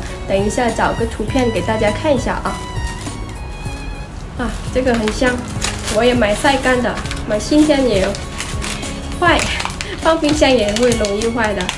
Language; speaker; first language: Chinese; non-native, fluent; Lao